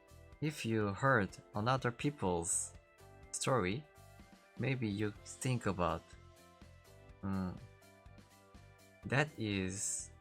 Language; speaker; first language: English; non-native, learner; Korean